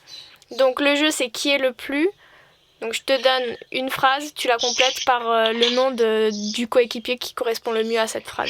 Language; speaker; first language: French; native; French